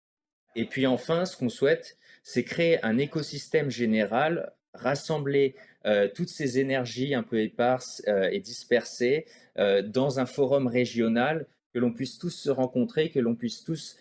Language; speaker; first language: French; native; French